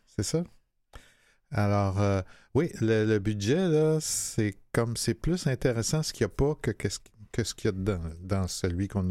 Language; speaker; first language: French; native; French